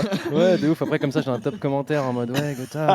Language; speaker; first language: French; native; French